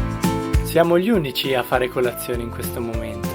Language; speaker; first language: Italian; native; Italian